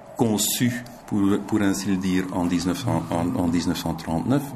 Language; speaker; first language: French; native; French